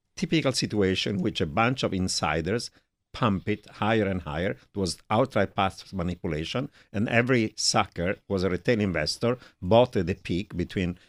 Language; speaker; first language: English; non-native, fluent; Italian